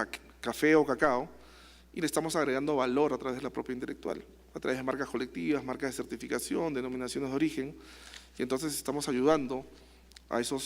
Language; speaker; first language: Spanish; native; Spanish